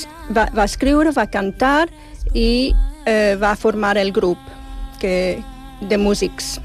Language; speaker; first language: Catalan; non-native, fluent; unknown